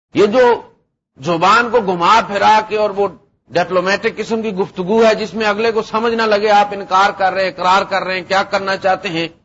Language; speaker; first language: Urdu; non-native, local second language; Punjabi